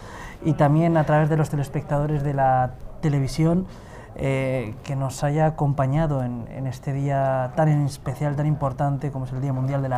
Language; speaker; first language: Spanish; native; Spanish